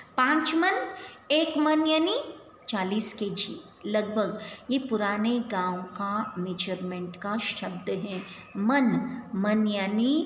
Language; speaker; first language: Hindi; non-native, local second language; Kannada